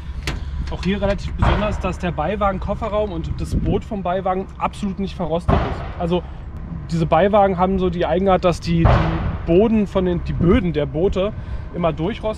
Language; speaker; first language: German; native; German